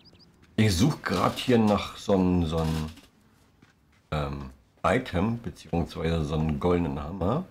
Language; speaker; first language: German; native; German